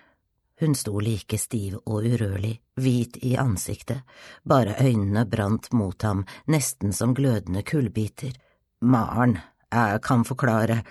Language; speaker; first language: Norwegian; native; Norwegian